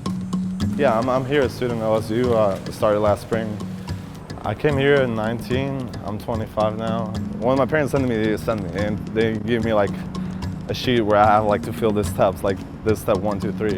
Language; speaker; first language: English; non-native, fluent; Spanish